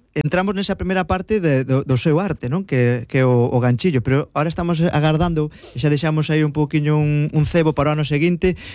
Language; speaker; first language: Galician; native; Galician